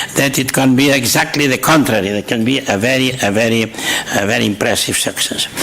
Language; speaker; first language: English; non-native, fluent; Catalan